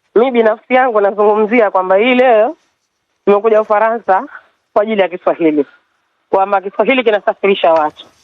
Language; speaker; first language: Swahili; native; Swahili